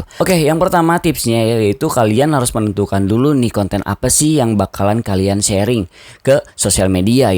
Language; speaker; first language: Indonesian; native; Indonesian